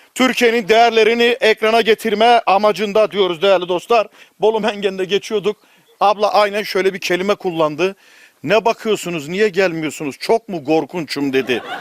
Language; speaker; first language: Turkish; native; Turkish